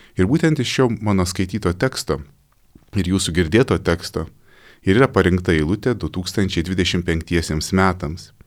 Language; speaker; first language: Lithuanian; native; Lithuanian